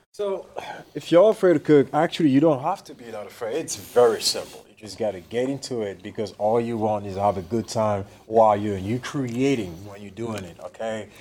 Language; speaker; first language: English; non-native, fluent; Arabic